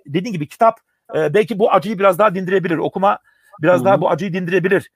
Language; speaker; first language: Turkish; early bilingual, heritage; Turkish